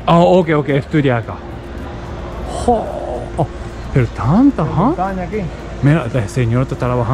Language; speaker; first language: Spanish; non-native, learner; Japanese